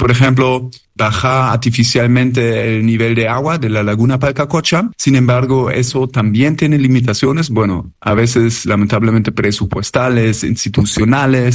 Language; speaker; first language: Spanish; native; Spanish